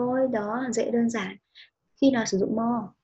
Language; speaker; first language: Vietnamese; native; Vietnamese